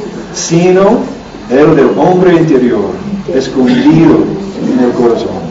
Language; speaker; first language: Spanish; non-native, learner; English